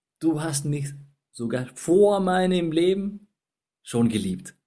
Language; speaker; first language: German; non-native, fluent; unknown